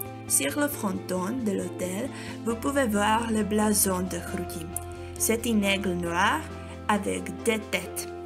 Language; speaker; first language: French; non-native, learner; Czech